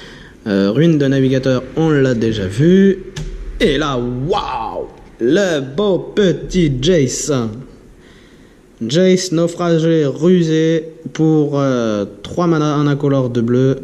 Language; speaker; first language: French; native; French